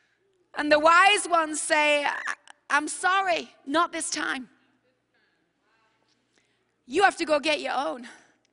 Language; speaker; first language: English; native; English